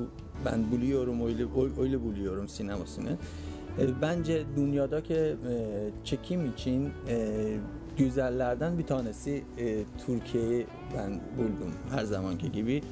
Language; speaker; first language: Turkish; non-native, fluent; Persian